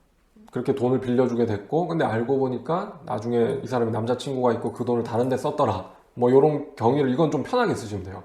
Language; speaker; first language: Korean; native; Korean